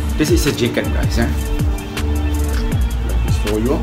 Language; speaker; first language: English; non-native, local second language; Malay